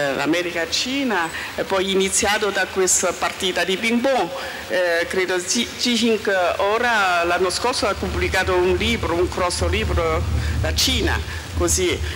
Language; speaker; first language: Italian; non-native, learner; Chinese